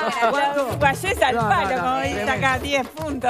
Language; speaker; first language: Spanish; native; Spanish